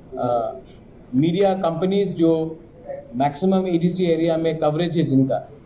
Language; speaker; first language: Hindi; non-native, local second language; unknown